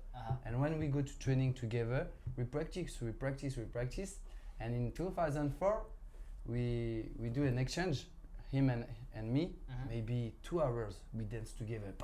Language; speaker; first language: English; non-native, learner; French